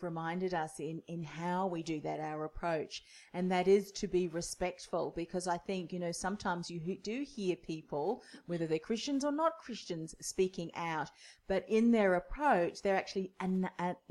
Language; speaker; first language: English; native; English